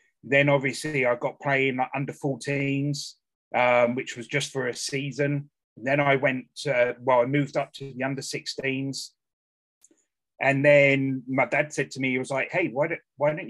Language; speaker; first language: English; native; English